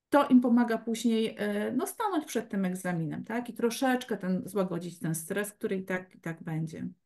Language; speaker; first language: Polish; native; Polish